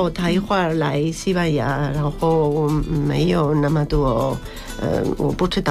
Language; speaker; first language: Chinese; non-native, learner; Spanish